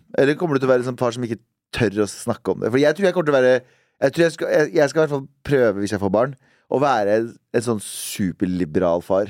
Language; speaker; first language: Norwegian; early bilingual, other home language; Central Kurdish